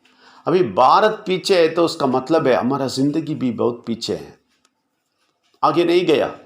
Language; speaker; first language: Hindi; non-native, local second language; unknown